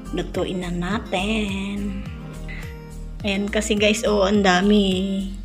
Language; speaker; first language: Filipino; non-native, local second language; Iloko